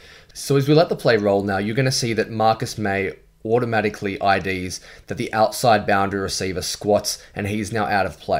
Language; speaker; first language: English; native; English